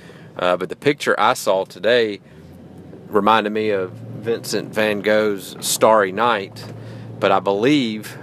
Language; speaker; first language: English; native; English